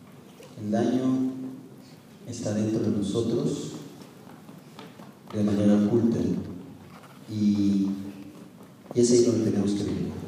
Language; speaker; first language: Spanish; native; Spanish